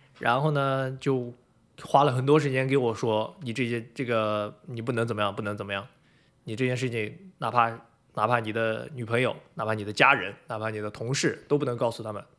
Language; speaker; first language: Chinese; native; Chinese